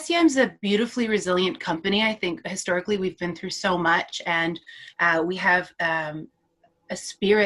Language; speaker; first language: English; native; English